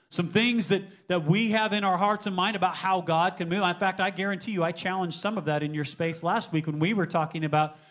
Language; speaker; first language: English; native; English